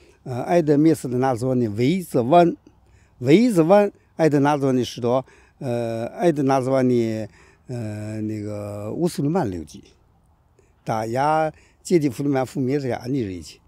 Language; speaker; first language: Russian; non-native, learner; Chinese